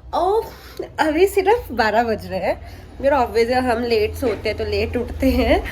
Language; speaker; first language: Hindi; non-native, local second language; Bangla